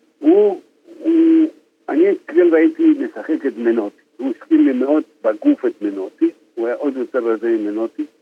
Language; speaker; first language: Hebrew; non-native, fluent; Spanish